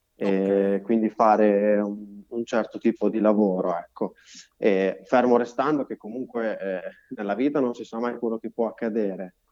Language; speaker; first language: Italian; native; Italian